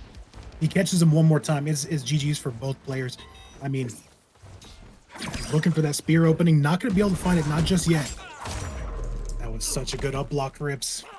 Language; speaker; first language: English; native; English